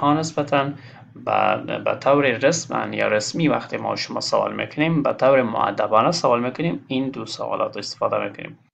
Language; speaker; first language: Persian; non-native, local second language; Pashto